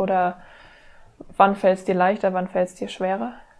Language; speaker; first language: German; native; German